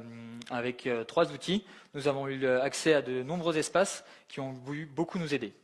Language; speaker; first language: French; native; French